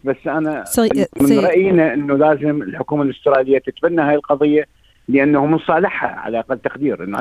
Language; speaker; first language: Arabic; native; Arabic